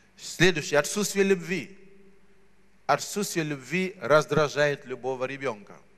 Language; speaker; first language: Russian; non-native, fluent; Shona